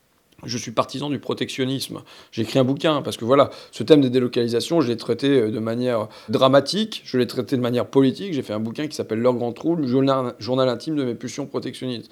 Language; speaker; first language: French; native; French